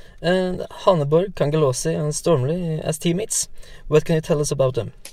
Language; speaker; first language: English; non-native, learner; Norwegian